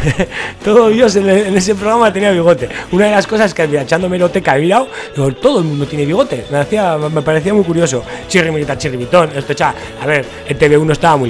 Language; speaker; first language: Spanish; native; Spanish